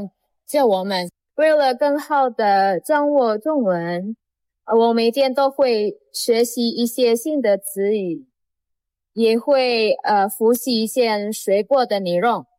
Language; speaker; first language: Chinese; non-native, learner; Indonesian